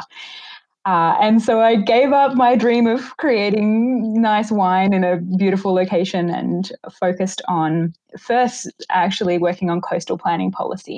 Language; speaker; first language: English; native; English